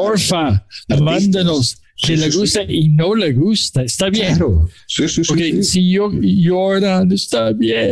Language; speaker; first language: Spanish; non-native, learner; English